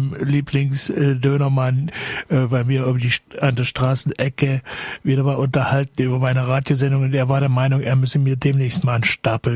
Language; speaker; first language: German; native; German